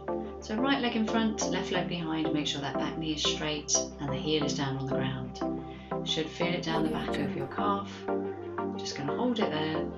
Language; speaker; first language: English; native; English